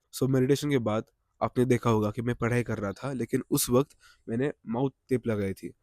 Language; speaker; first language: Hindi; non-native, local second language; Marathi